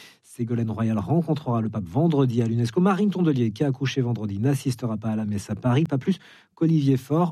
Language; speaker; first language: French; native; French